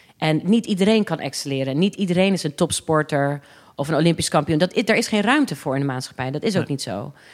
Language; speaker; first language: Dutch; early bilingual, other home language; English